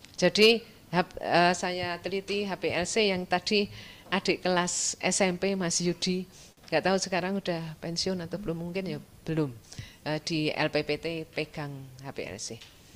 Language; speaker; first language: Indonesian; non-native, local second language; Javanese